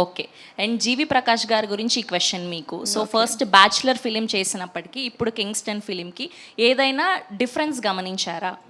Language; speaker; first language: Telugu; native; Telugu